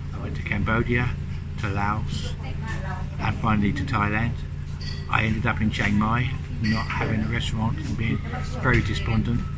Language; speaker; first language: English; native; English